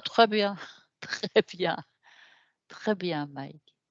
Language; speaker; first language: French; native; French